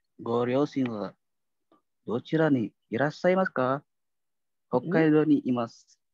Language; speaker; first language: Japanese; non-native, learner; Indonesian